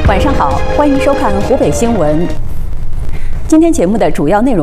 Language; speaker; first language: Chinese; native; Chinese